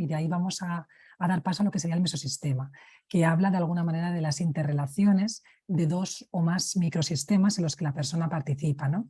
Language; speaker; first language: Spanish; native; Spanish